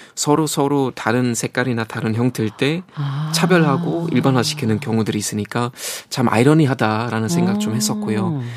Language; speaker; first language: Korean; non-native, fluent; German